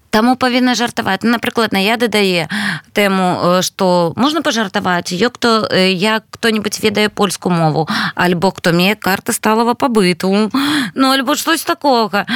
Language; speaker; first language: Belarusian; non-native, local second language; Russian